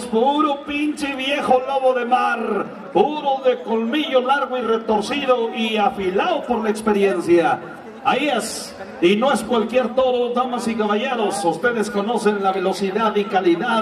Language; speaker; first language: Spanish; native; Spanish